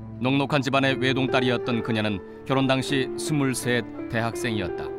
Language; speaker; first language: Korean; native; Korean